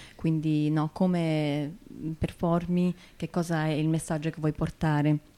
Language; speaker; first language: Italian; native; Italian